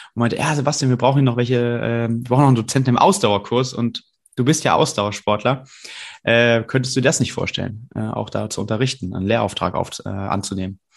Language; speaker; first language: German; native; German